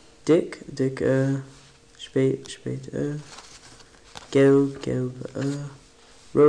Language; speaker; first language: German; non-native, learner; English